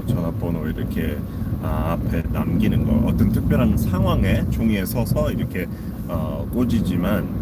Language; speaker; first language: Korean; non-native, fluent; English